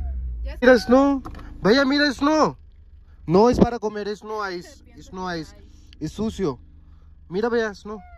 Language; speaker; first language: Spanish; non-native, learner; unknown